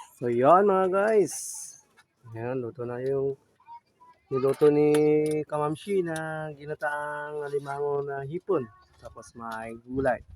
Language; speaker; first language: Filipino; non-native, local second language; Cebuano